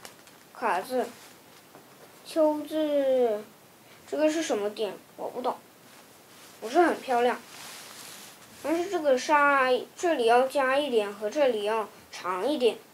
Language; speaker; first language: Chinese; early bilingual, other home language; Russian